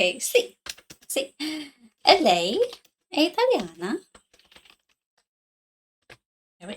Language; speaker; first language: Italian; non-native, learner; English